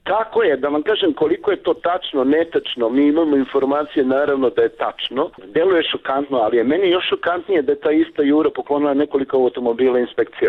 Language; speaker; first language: Serbian; native; Serbian